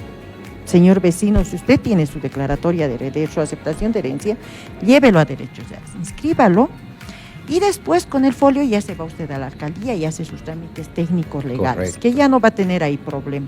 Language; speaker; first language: Spanish; native; Spanish